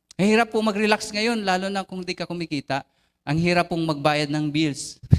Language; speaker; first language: Filipino; non-native, local second language; Bikol